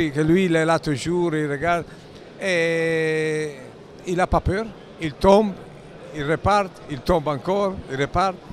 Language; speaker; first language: French; non-native, learner; Italian